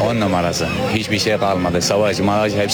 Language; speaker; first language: Turkish; non-native, learner; Arabic